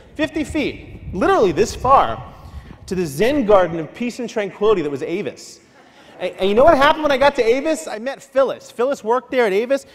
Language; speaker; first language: English; native; English